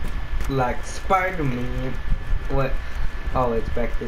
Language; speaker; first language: English; native; English